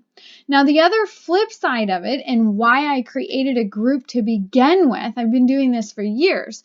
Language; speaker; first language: English; native; English